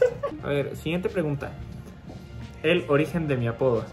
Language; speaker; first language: Spanish; native; Spanish